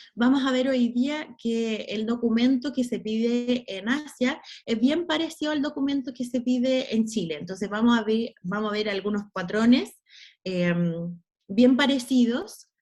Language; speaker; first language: Spanish; non-native, fluent; English